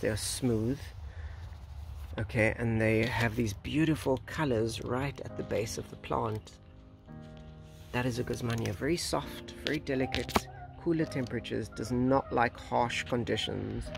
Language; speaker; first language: English; native; English